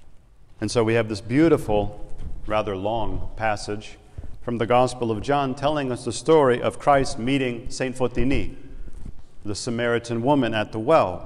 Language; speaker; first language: English; native; English